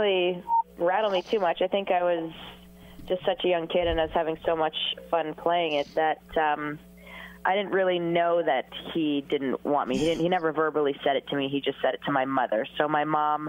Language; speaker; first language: English; native; English